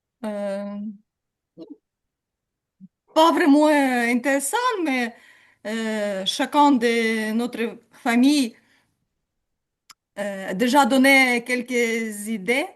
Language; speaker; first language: French; non-native, learner; Ukrainian